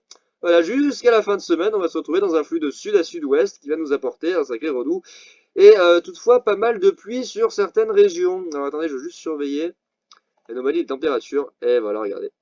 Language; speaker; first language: French; native; French